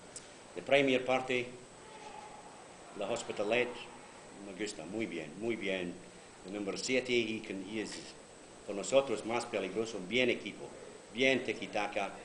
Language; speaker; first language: Spanish; non-native, learner; English